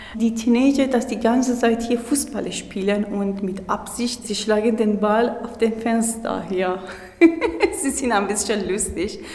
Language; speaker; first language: German; non-native, learner; Persian